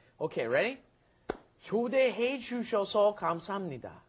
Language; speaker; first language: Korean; non-native, fluent; English